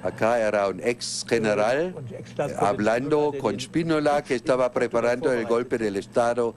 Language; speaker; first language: Spanish; non-native, fluent; German